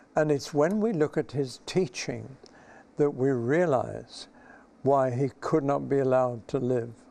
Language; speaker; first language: English; native; English